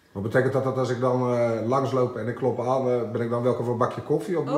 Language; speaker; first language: Dutch; native; Dutch